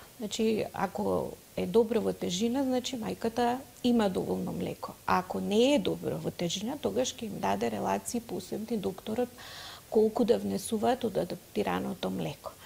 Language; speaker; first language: Macedonian; native; Macedonian